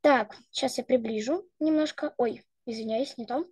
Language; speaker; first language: Russian; native; Russian